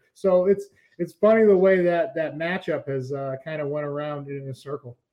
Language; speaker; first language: English; native; English